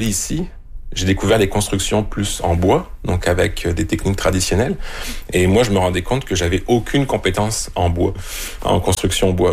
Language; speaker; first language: French; native; French